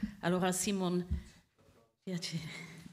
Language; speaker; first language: Italian; non-native, learner; Swiss German